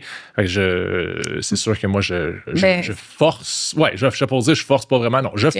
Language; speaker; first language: French; native; French